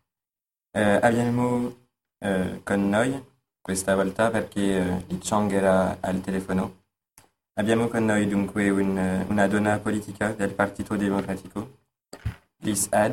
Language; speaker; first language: Italian; non-native, learner; French